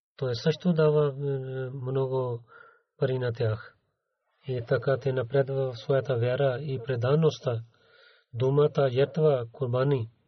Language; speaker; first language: Bulgarian; non-native, learner; Urdu